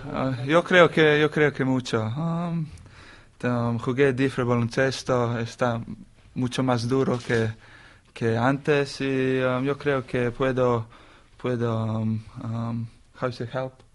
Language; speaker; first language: Spanish; non-native, learner; Slovenian